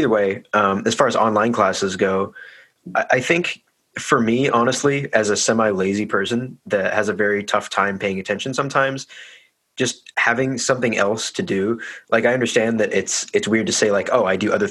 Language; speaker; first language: English; native; English